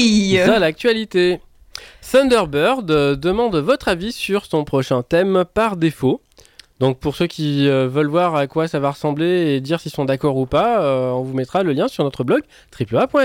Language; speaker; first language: French; native; French